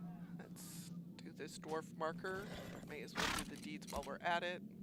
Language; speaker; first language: English; native; English